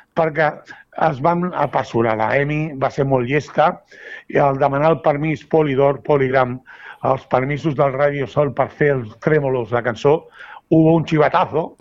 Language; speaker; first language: Catalan; non-native, local second language; Spanish